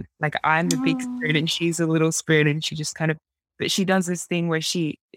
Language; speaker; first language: English; native; English